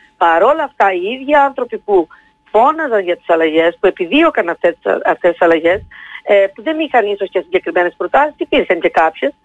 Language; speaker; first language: Greek; native; Greek